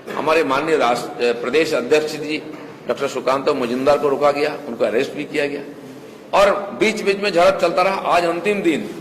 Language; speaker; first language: Hindi; non-native, local second language; Bangla